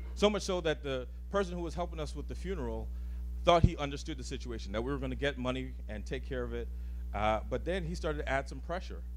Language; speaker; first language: English; native; English